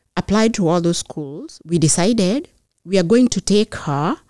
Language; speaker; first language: English; non-native, local second language; Kikuyu